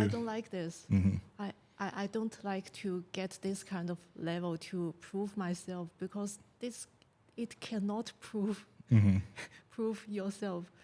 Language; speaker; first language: English; non-native, learner; Chinese